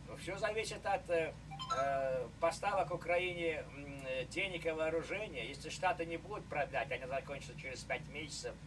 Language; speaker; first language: Russian; native; Russian